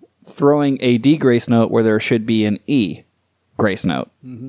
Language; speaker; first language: English; native; English